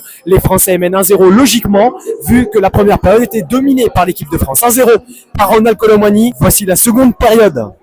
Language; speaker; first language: French; native; French